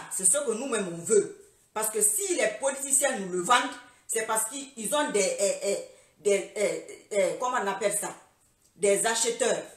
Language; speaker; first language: French; non-native, local second language; Fula